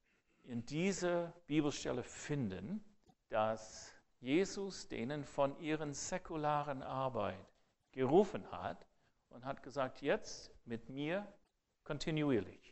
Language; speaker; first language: German; non-native, fluent; English